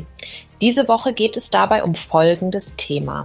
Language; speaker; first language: German; native; German